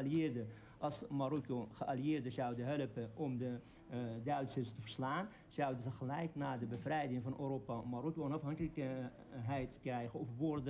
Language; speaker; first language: Dutch; non-native, fluent; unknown